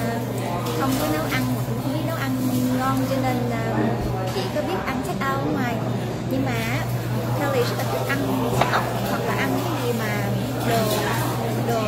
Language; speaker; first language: Vietnamese; early bilingual, heritage; Vietnamese